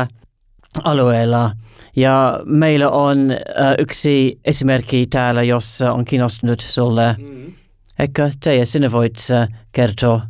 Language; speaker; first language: Finnish; non-native, learner; English